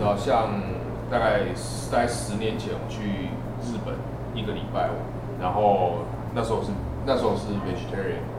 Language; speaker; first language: Chinese; native; Chinese